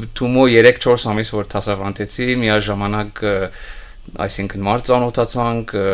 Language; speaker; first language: Armenian; early bilingual, heritage; Armenian